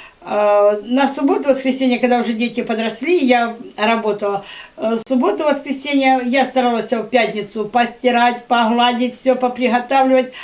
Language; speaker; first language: Russian; native; Russian